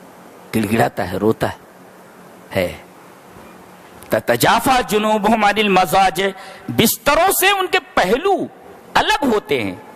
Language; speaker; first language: Urdu; native; Urdu